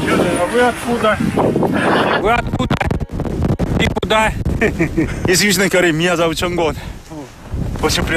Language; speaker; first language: Russian; non-native, learner; Korean